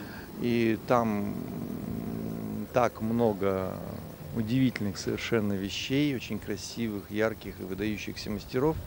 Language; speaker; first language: Russian; native; Russian